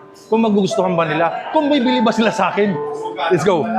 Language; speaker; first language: Filipino; native; Filipino